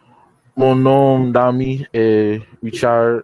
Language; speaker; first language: French; non-native, learner; English